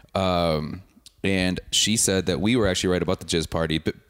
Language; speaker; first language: English; native; English